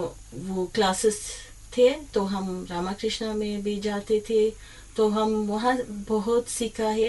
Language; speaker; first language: Hindi; early bilingual, heritage; English